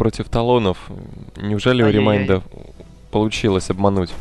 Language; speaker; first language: Russian; native; Russian